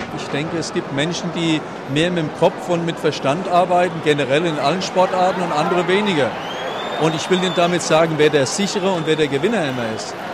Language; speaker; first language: German; native; German